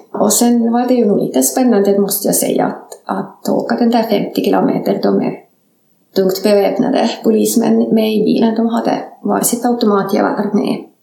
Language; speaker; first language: Swedish; non-native, fluent; Estonian